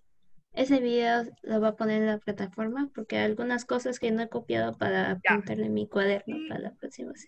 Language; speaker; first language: Spanish; native; Spanish